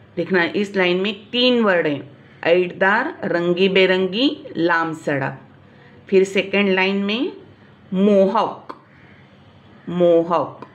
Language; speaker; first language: Hindi; non-native, local second language; Marathi